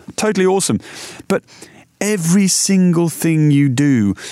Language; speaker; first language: English; native; English